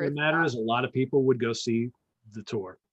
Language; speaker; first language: English; native; English